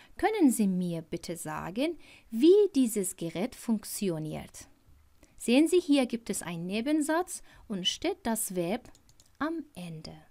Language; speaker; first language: German; non-native, fluent; Persian